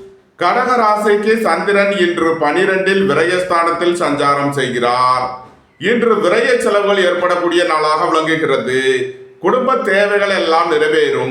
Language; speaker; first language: Tamil; native; Tamil